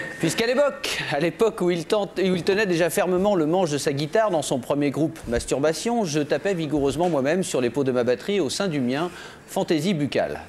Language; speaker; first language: French; native; French